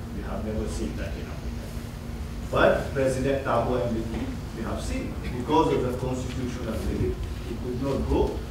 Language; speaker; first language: English; non-native, fluent; Morisyen